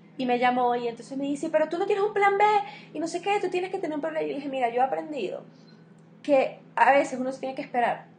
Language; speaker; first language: Spanish; native; Spanish